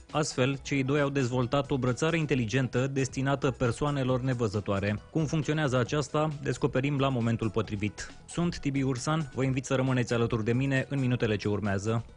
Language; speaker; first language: Romanian; native; Romanian